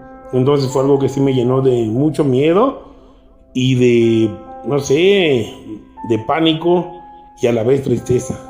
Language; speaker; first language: Spanish; native; Spanish